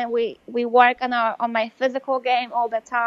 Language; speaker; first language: English; non-native, fluent; Polish